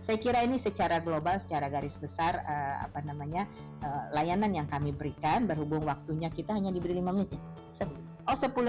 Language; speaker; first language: Indonesian; native; Indonesian